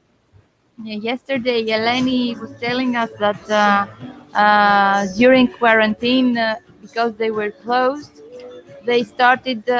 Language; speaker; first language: English; non-native, fluent; Greek